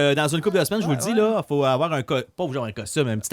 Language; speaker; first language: French; native; French